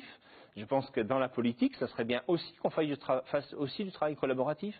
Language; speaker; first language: French; native; French